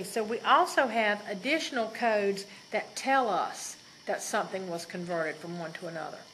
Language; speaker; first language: English; native; English